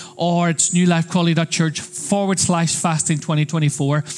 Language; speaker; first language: English; native; English